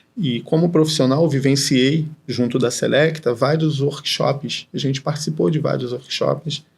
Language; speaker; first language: Portuguese; native; Portuguese